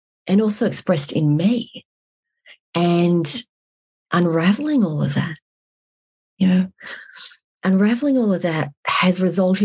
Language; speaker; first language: English; native; English